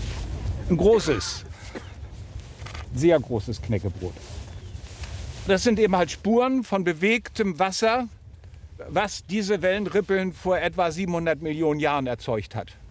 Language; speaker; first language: German; native; German